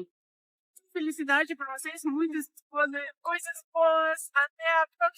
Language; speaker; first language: Portuguese; non-native, learner; Russian